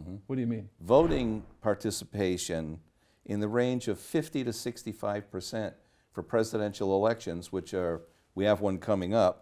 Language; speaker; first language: English; native; English